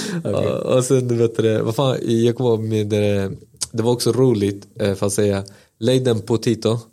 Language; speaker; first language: Swedish; early bilingual, other home language; Spanish